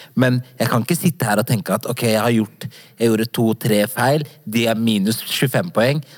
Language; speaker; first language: Norwegian; early bilingual, other home language; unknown